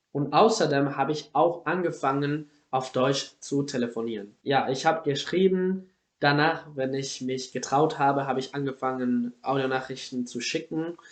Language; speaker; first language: German; non-native, fluent; Spanish